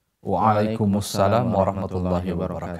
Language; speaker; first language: Indonesian; native; Indonesian